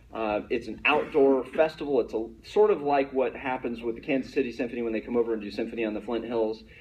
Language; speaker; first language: English; native; English